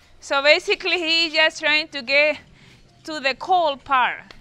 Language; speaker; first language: English; non-native, fluent; Spanish